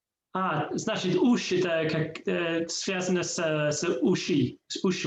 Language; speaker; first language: Russian; non-native, learner; English